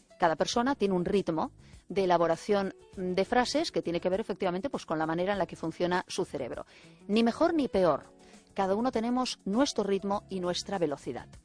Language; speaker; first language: Spanish; native; Spanish